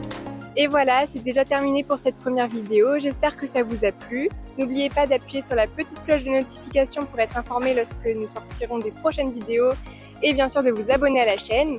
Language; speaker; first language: French; native; French